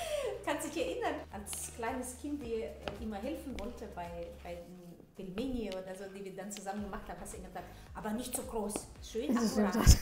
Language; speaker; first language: German; early bilingual, heritage; German